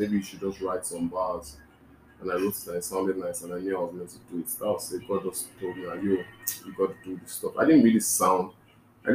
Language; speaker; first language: English; non-native, local second language; Igbo